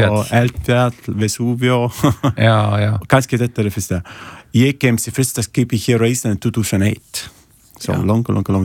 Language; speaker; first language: Icelandic; non-native, learner; Italian